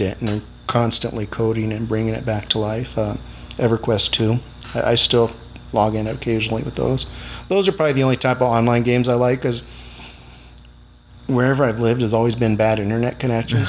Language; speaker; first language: English; native; English